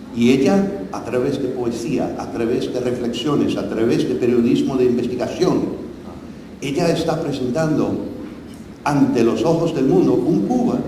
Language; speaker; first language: Spanish; non-native, fluent; English